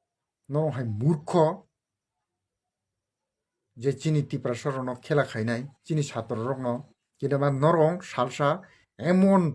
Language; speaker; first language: Bangla; non-native, local second language; Kok Borok